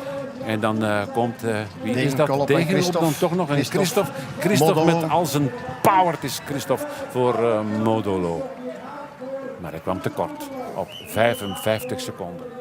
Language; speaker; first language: Dutch; native; Dutch